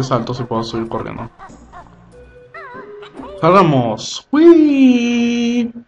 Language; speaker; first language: Spanish; native; Spanish